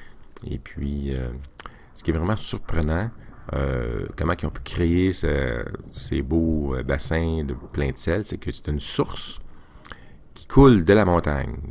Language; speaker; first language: French; native; French